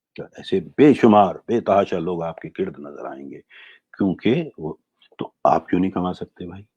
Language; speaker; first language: Urdu; native; Urdu